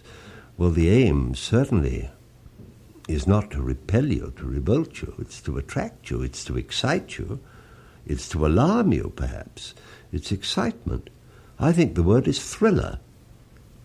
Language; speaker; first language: English; native; English